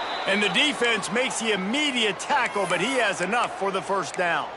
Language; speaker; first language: English; native; English